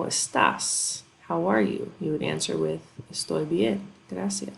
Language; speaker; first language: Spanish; non-native, fluent; English